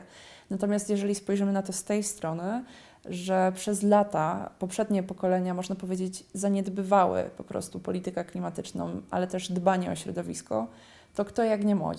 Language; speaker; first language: Polish; native; Polish